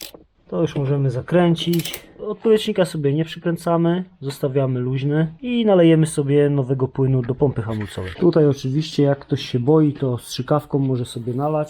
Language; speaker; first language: Polish; native; Polish